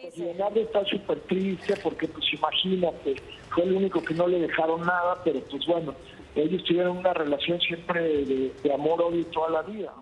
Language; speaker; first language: Spanish; native; Spanish